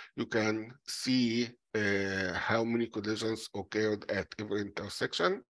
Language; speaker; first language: English; non-native, fluent; Arabic